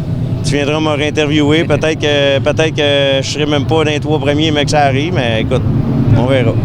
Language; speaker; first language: French; native; French